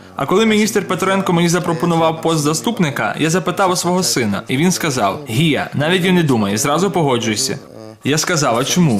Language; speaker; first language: Ukrainian; non-native, fluent; Georgian